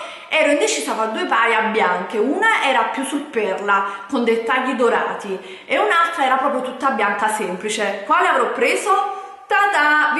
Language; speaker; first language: Italian; native; Italian